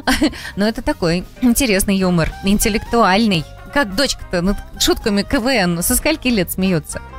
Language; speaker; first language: Russian; native; Russian